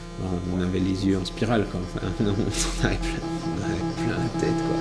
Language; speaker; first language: French; native; French